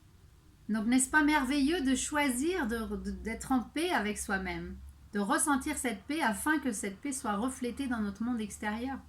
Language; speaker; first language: French; native; French